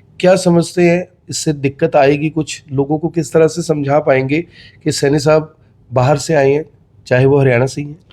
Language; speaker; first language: Hindi; native; Hindi